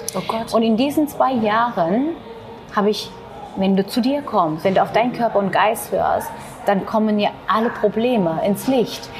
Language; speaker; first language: German; non-native, fluent; Turkish